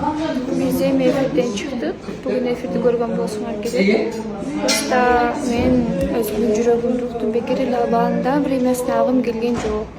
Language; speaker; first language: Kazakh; non-native, learner; Kyrgyz